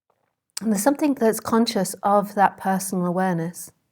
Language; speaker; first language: English; native; English